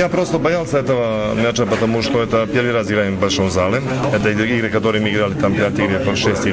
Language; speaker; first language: Russian; non-native, learner; Serbian